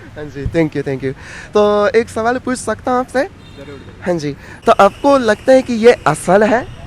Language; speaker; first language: Hindi; non-native, fluent; Japanese